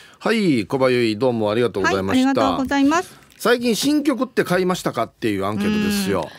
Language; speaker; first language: Japanese; native; Japanese